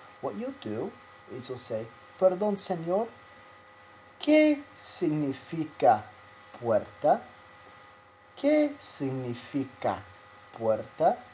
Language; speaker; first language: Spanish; non-native, fluent; English